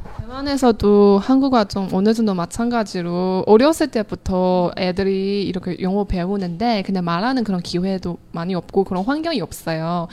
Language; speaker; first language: Korean; non-native, fluent; Chinese